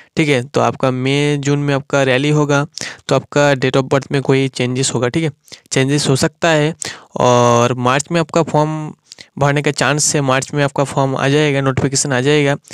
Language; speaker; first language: Hindi; non-native, local second language; Bangla